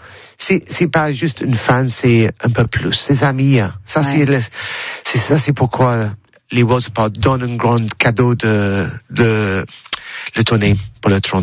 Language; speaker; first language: French; non-native, learner; English